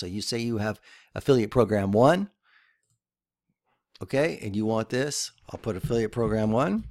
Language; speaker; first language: English; native; English